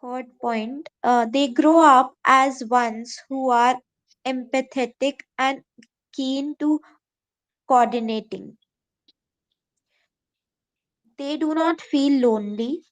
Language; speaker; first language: English; non-native, learner; Hindi